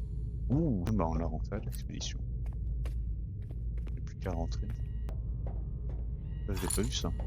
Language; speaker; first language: French; native; French